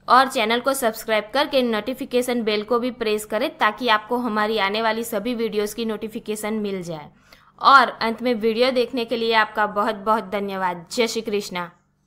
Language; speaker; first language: Hindi; non-native, local second language; Gujarati